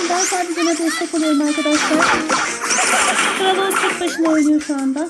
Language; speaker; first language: Turkish; native; Turkish